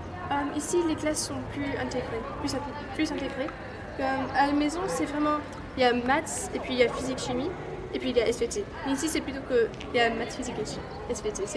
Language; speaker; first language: French; non-native, fluent; English